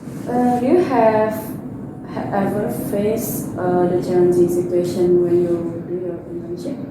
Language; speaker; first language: English; non-native, learner; Indonesian